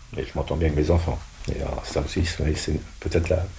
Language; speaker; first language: French; non-native, local second language; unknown